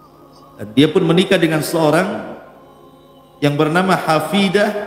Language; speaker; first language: Indonesian; native; Indonesian